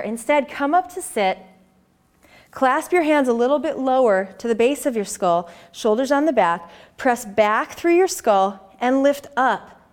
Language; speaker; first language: English; native; English